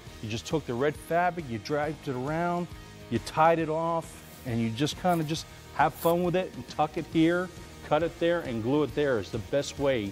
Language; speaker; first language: English; native; English